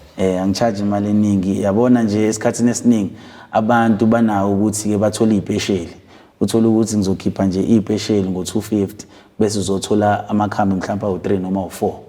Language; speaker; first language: Zulu; native; Zulu